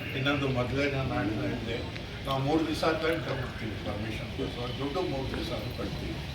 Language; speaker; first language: Kannada; non-native, local second language; Urdu